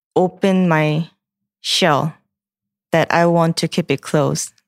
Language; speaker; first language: English; non-native, fluent; Korean